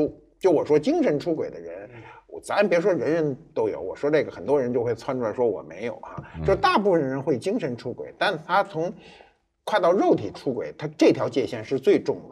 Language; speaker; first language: Chinese; native; Chinese